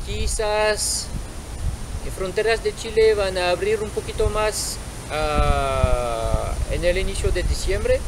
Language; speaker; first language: Spanish; non-native, fluent; French